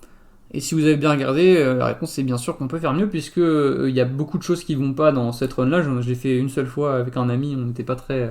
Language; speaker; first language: French; native; French